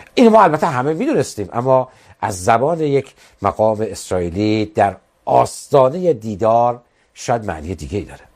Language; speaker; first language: Persian; native; Persian